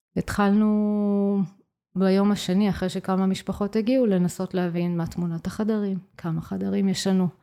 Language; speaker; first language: Hebrew; native; Hebrew